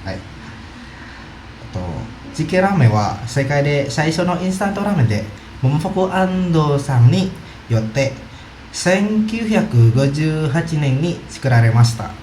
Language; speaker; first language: Japanese; non-native, learner; Indonesian